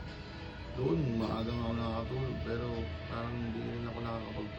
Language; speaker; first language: Filipino; native; Filipino